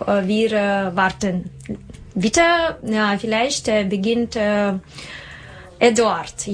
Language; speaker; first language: German; non-native, learner; Russian